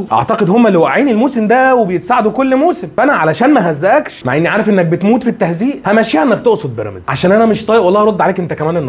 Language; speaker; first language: Arabic; native; Arabic